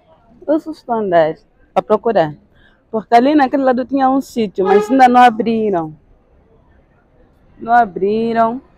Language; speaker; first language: Portuguese; native; Portuguese